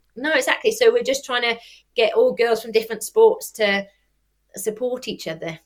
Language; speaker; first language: English; native; English